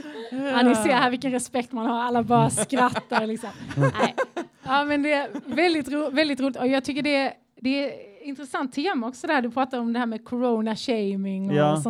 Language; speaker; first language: Swedish; native; Swedish